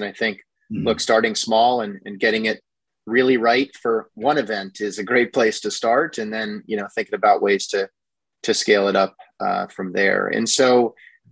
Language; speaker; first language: English; native; English